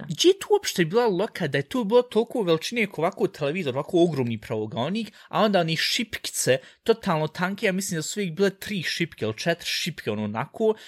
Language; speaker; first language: Bosnian; early bilingual, heritage; Bosnian